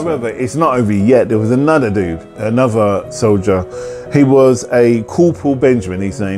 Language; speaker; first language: English; native; English